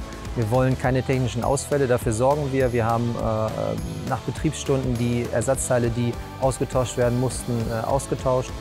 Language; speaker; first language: German; native; German